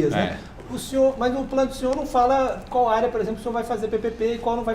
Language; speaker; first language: Portuguese; native; Portuguese